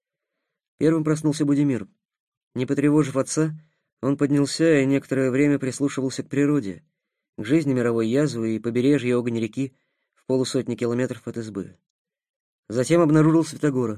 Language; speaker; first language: Russian; native; Russian